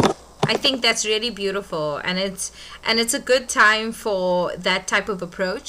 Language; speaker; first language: English; native; English